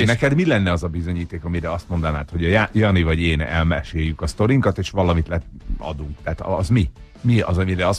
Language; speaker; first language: Hungarian; native; Hungarian